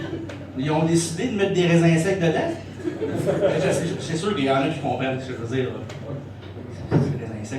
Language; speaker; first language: French; native; French